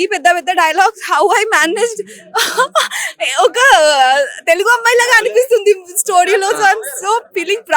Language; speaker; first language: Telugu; non-native, learner; Hindi